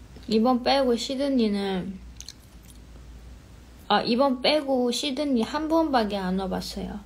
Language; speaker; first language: Korean; non-native, fluent; Chinese